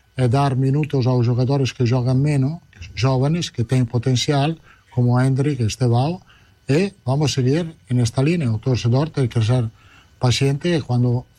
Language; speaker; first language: Portuguese; non-native, learner; Italian